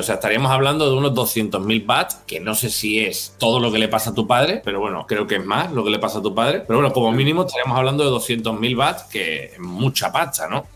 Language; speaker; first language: Spanish; native; Spanish